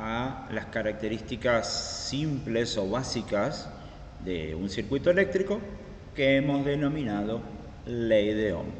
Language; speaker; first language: Spanish; native; Spanish